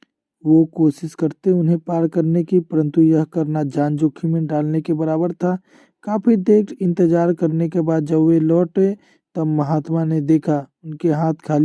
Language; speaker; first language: Hindi; native; Hindi